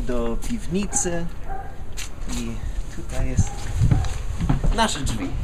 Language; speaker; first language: Polish; non-native, learner; English